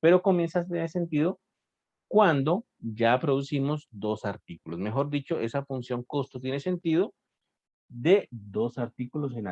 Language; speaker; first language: Spanish; native; Spanish